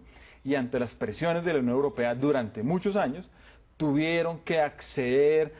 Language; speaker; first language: Spanish; native; Spanish